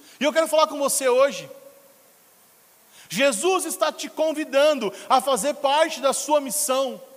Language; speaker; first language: Portuguese; native; Portuguese